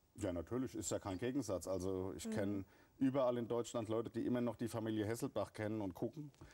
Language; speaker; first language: German; native; German